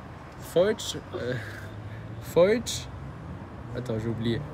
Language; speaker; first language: French; non-native, learner; Chinese